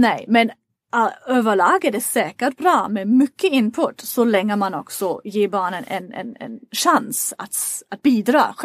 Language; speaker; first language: Swedish; non-native, fluent; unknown